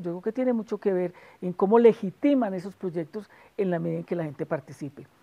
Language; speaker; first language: Spanish; native; Spanish